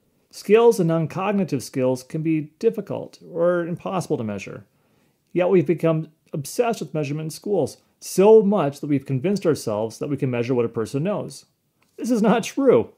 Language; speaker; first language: English; native; English